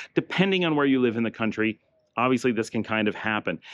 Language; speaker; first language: English; native; English